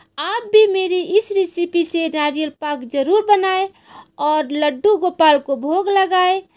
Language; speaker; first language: Hindi; native; Hindi